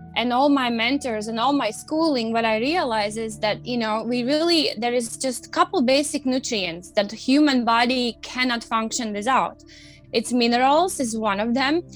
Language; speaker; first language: English; non-native, fluent; Latvian